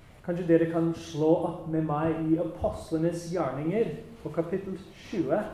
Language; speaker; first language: Norwegian; non-native, fluent; English